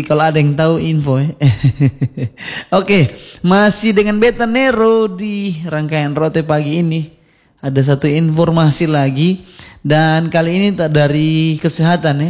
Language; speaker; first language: Indonesian; non-native, local second language; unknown